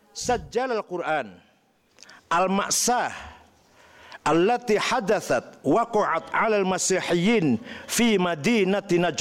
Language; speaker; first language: Arabic; non-native, fluent; Indonesian